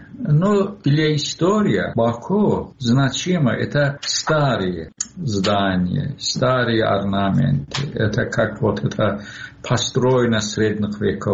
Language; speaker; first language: Russian; non-native, local second language; Azerbaijani